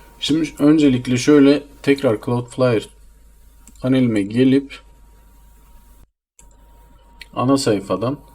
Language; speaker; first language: Turkish; native; Turkish